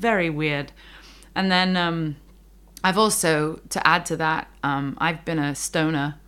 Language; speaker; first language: English; native; English